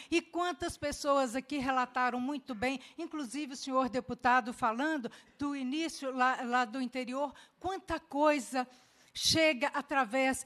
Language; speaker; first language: Portuguese; native; Portuguese